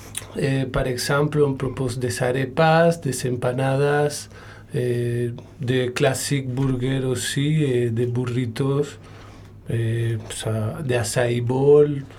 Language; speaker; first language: French; non-native, learner; Spanish